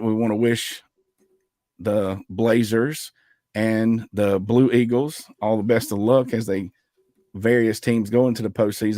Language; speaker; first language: English; native; English